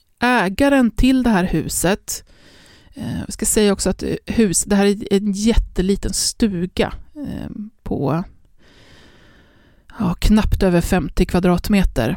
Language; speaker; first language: Swedish; native; Swedish